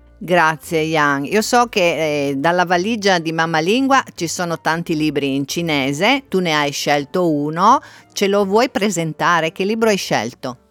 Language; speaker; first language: Italian; native; Italian